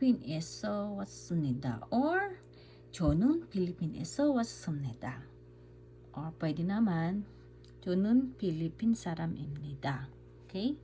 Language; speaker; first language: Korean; non-native, fluent; Filipino